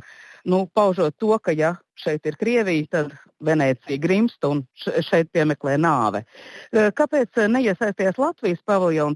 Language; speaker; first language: Latvian; native; Latvian